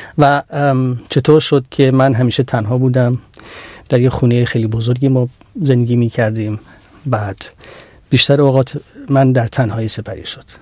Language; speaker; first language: Persian; non-native, local second language; Central Kurdish